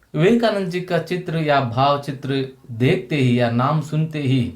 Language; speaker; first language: Hindi; non-native, local second language; Kannada